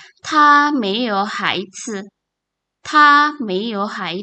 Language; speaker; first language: Chinese; non-native, fluent; Indonesian